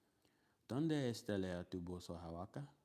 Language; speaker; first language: Spanish; non-native, learner; English